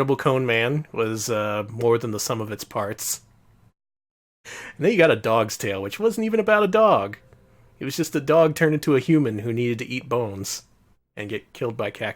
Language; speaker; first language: English; native; English